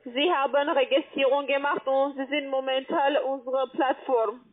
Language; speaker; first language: German; non-native, fluent; French